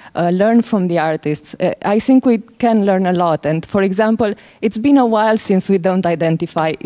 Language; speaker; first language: English; non-native, fluent; Romanian